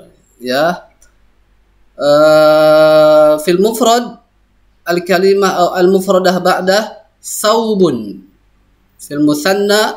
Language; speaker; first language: Arabic; non-native, fluent; Indonesian